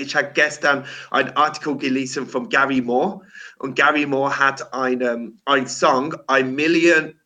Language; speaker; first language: German; non-native, learner; English